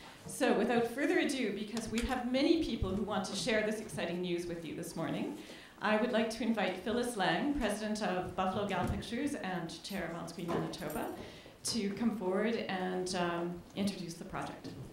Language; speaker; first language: English; native; English